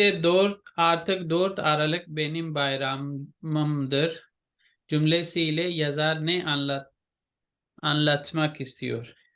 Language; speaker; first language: Turkish; non-native, fluent; Urdu